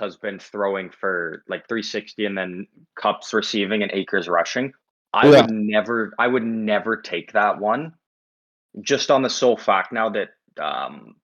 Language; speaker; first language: English; native; English